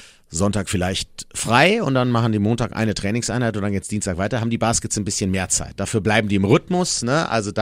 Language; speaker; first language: German; native; German